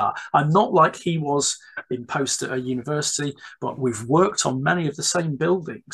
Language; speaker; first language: English; native; English